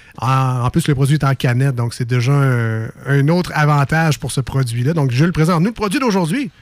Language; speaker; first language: French; native; French